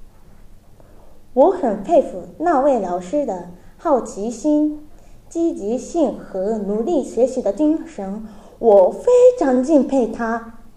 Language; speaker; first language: Chinese; non-native, learner; Japanese